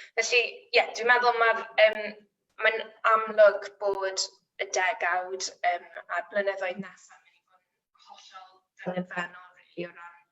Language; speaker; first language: Welsh; native; Welsh